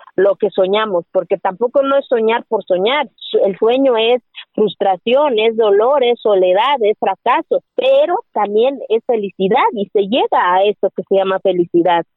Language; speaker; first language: Spanish; non-native, local second language; Zapotec